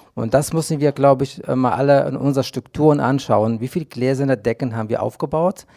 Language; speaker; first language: German; non-native, fluent; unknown